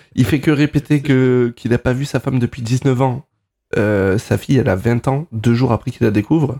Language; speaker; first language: French; native; French